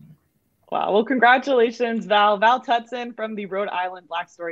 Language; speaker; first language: English; native; English